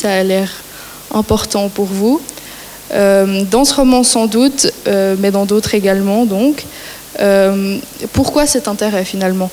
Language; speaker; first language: French; native; French